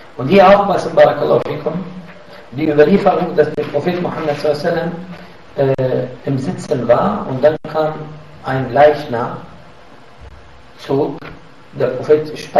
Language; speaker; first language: German; non-native, fluent; Arabic